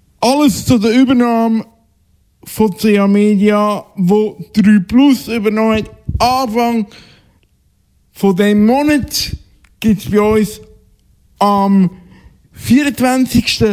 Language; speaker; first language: German; native; German